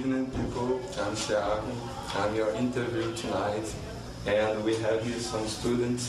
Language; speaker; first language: English; non-native, learner; Portuguese